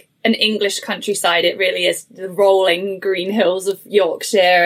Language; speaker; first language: English; native; English